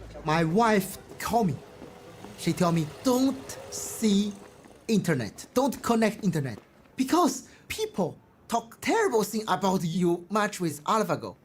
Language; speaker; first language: English; non-native, learner; Chinese